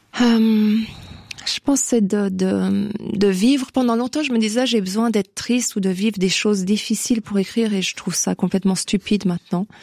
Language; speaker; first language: French; native; French